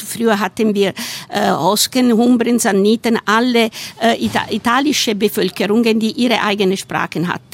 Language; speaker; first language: German; non-native, fluent; Italian